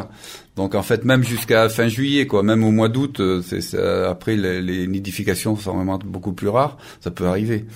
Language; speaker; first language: French; native; French